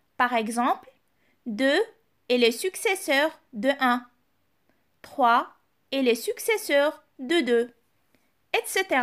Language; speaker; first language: French; non-native, local second language; Arabic